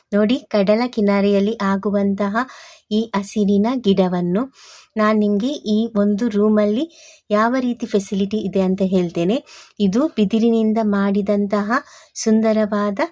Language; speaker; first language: Kannada; non-native, local second language; Tulu